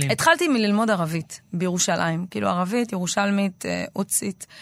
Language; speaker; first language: Hebrew; native; Hebrew